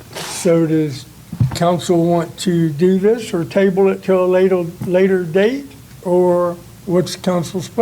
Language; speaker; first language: English; native; English